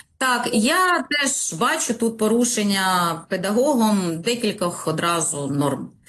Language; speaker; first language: Ukrainian; non-native, local second language; Russian